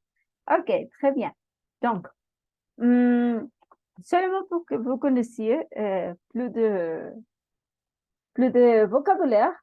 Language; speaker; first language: French; non-native, fluent; Spanish